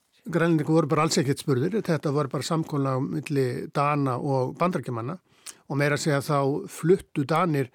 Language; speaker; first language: Icelandic; native; Icelandic